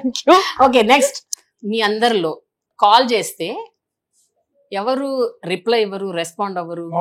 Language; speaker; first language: Telugu; native; Telugu